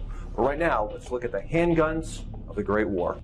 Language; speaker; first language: English; native; English